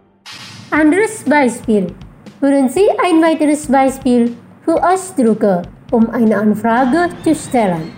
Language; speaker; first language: German; non-native, fluent; Indonesian